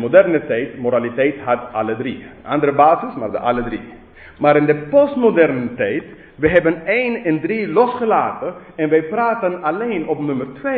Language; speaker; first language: Dutch; non-native, fluent; English